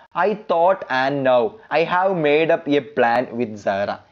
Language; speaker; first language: English; non-native, local second language; Malayalam